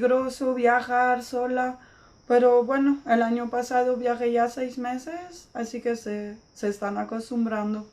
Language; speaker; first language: Spanish; non-native, fluent; French